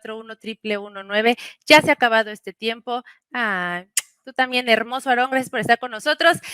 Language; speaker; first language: Spanish; native; Spanish